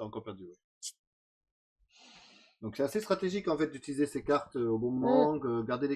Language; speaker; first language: French; native; French